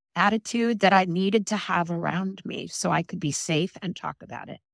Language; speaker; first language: English; native; English